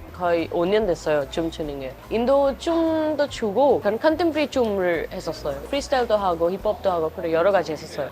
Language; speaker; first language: Korean; non-native, fluent; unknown